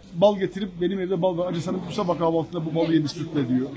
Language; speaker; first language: Turkish; native; Turkish